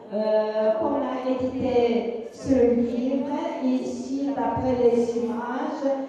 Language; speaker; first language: French; non-native, learner; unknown